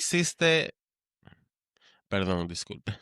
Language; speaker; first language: Spanish; native; Spanish